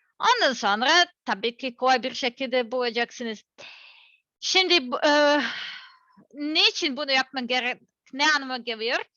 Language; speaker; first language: Turkish; non-native, learner; Serbian